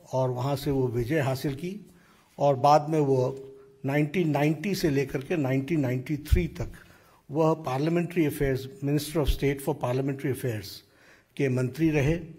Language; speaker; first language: Hindi; native; Hindi